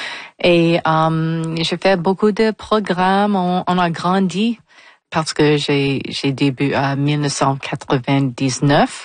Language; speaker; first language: French; non-native, local second language; English